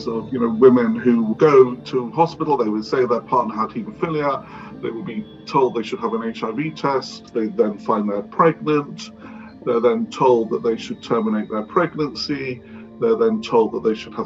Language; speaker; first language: English; native; English